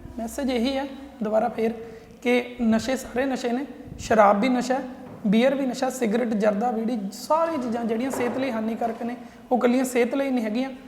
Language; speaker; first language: Punjabi; native; Punjabi